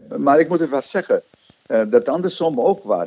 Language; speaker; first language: Dutch; non-native, fluent; Portuguese